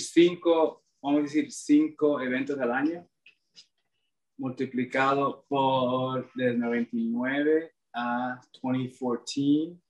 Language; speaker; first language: Spanish; early bilingual, heritage; Spanish